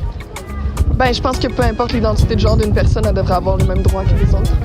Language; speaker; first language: French; native; French